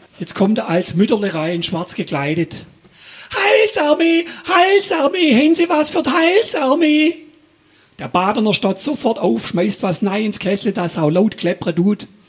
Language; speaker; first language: German; native; German